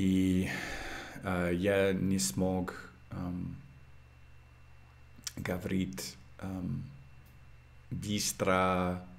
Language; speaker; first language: Russian; non-native, learner; English